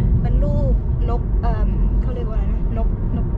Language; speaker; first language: Thai; early bilingual, heritage; Thai